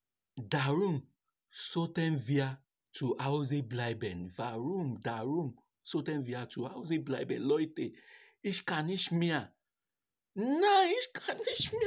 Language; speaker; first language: German; non-native, learner; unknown